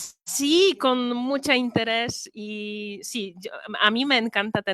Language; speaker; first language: Spanish; non-native, fluent; Polish